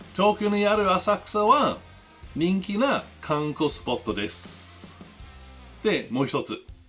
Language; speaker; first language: Japanese; non-native, learner; English